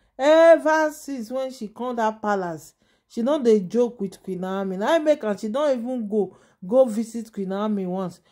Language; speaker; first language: Nigerian Pidgin; non-native, local second language; Yoruba